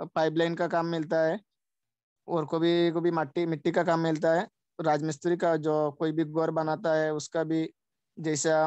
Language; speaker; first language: Hindi; non-native, local second language; Sylheti